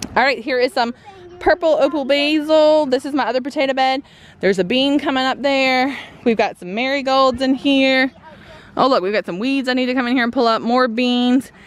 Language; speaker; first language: English; native; English